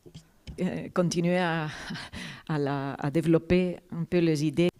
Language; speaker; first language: French; non-native, fluent; Romanian